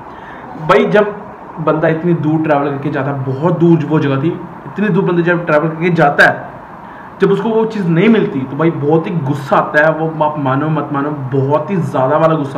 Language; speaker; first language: Hindi; native; Hindi